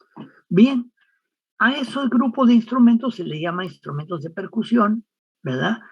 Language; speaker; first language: Spanish; native; Spanish